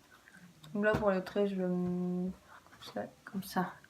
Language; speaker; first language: French; native; French